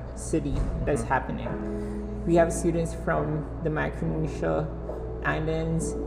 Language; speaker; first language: English; early bilingual, other home language; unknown